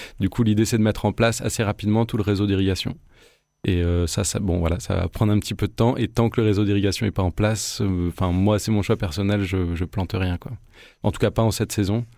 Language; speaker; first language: French; native; French